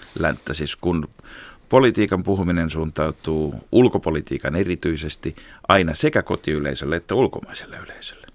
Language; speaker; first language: Finnish; native; Finnish